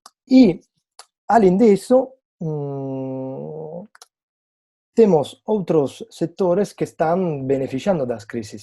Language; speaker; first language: Portuguese; non-native, fluent; Italian